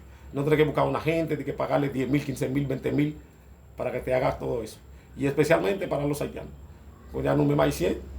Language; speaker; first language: Spanish; non-native, fluent; Haitian Creole